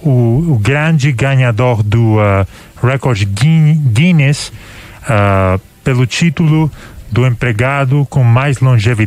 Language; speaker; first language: Portuguese; non-native, learner; Spanish